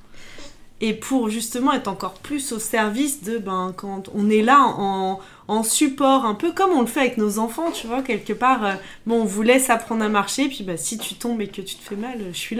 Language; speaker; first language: French; native; French